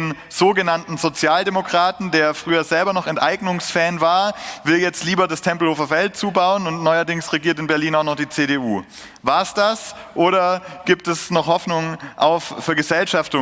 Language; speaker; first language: German; native; German